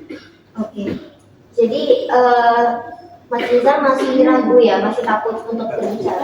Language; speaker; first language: Indonesian; native; Indonesian